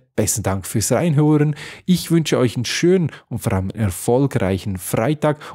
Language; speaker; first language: German; native; German